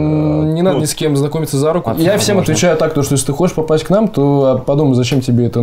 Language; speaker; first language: Russian; native; Russian